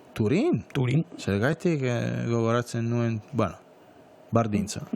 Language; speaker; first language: Basque; non-native, fluent; Italian